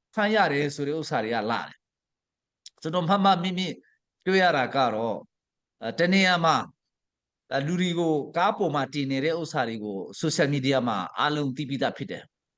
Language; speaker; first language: Burmese; non-native, local second language; Hakha Chin